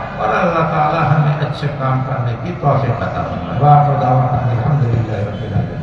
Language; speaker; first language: Urdu; native; Urdu